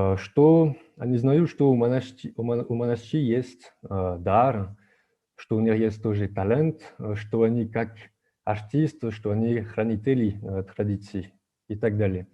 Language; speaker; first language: Russian; non-native, fluent; French